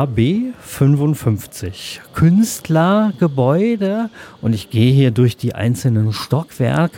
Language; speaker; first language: German; native; German